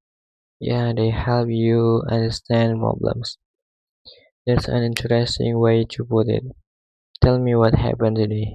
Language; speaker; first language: English; non-native, learner; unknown